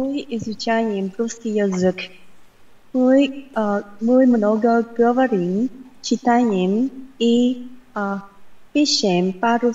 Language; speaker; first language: Russian; non-native, learner; Vietnamese